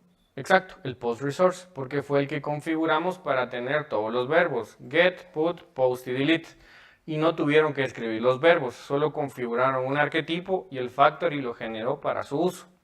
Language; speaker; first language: Spanish; native; Spanish